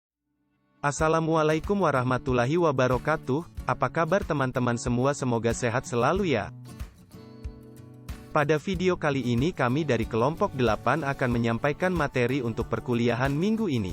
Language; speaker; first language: Indonesian; native; Indonesian